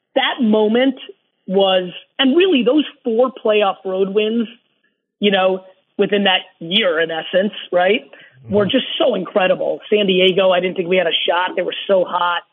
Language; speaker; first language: English; early bilingual, other home language; Russian